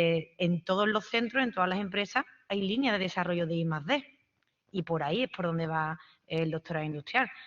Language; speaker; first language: Spanish; native; Spanish